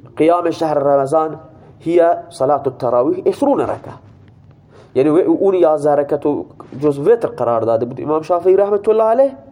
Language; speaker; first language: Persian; non-native, local second language; Baluchi